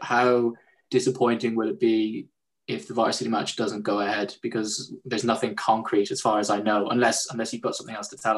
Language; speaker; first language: English; native; English